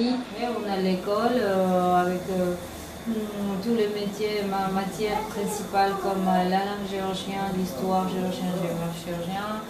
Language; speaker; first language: French; non-native, fluent; Georgian